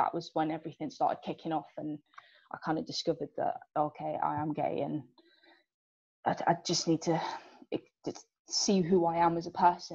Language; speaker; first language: English; native; English